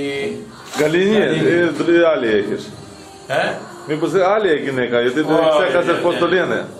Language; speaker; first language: Greek; non-native, fluent; Ukrainian